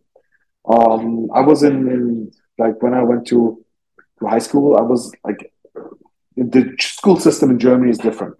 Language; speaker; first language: English; non-native, fluent; German